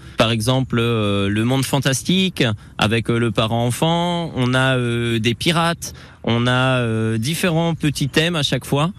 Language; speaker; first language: French; native; French